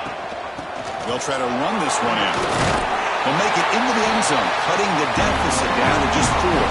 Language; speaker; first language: English; native; English